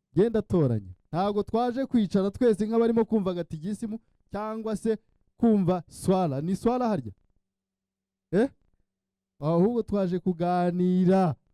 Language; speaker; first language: Kinyarwanda; early bilingual, heritage; Kinyarwanda